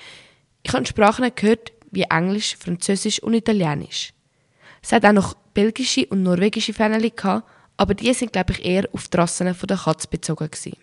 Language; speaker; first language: German; native; German